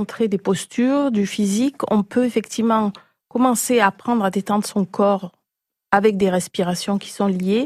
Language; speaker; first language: French; native; French